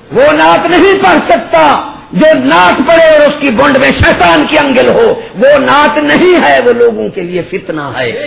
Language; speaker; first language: Urdu; non-native, local second language; Punjabi